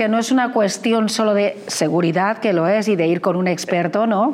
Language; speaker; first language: Spanish; native; Spanish